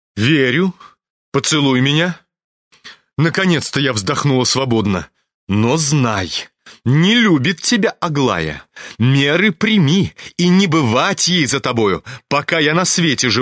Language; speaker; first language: Russian; native; Russian